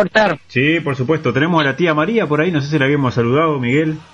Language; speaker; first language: Spanish; native; Spanish